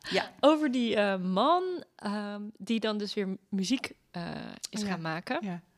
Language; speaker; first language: Dutch; native; Dutch